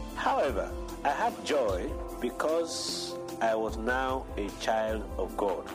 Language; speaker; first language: English; non-native, fluent; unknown